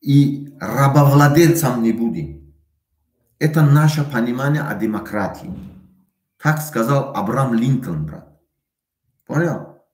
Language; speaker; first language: Russian; non-native, fluent; Tajik